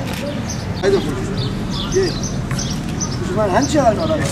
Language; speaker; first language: Turkish; early bilingual, heritage; Turkish